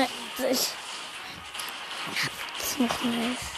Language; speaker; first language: German; native; German